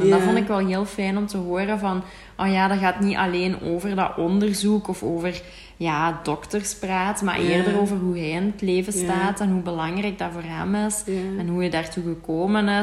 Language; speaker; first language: Dutch; native; Dutch